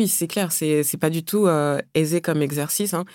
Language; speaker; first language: French; early bilingual, other home language; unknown